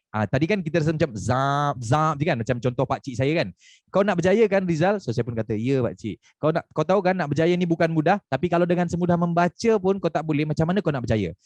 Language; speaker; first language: Malay; native; Malay